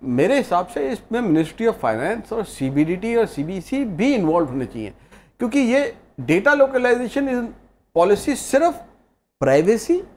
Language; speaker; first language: Hindi; native; Hindi